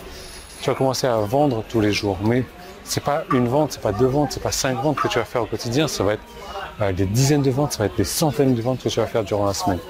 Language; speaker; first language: French; native; French